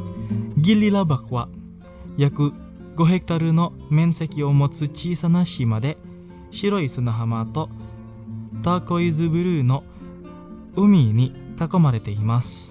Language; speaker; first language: Japanese; non-native, fluent; Indonesian